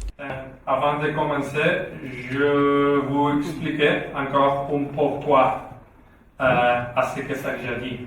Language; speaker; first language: French; non-native, learner; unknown